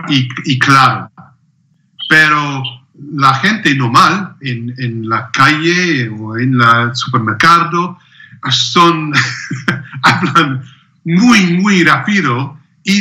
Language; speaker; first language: Spanish; non-native, learner; English